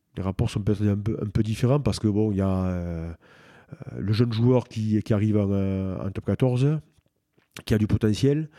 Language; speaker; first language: French; native; French